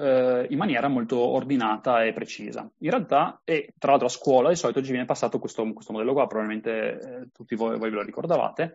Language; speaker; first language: Italian; native; Italian